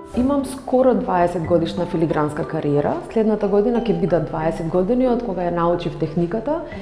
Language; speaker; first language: Macedonian; native; Macedonian